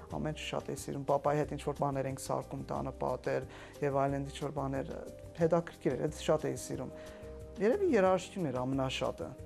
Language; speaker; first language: Armenian; early bilingual, heritage; Armenian